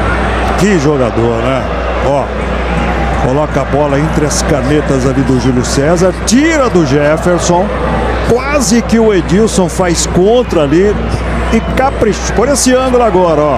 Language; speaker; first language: Portuguese; native; Portuguese